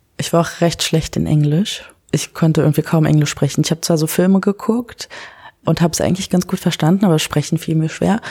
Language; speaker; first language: German; early bilingual, other home language; Kurdish